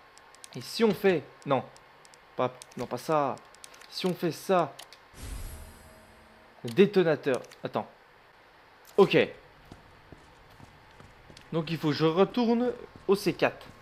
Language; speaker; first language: French; native; French